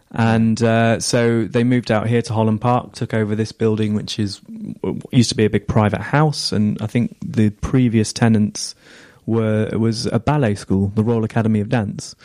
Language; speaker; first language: English; native; English